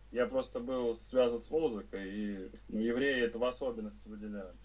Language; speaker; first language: Russian; native; Russian